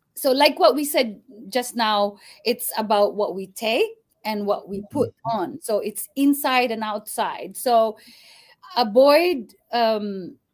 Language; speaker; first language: English; non-native, local second language; Cebuano